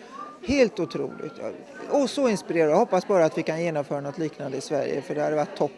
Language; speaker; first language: Swedish; native; Swedish